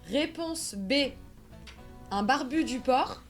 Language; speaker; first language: French; native; French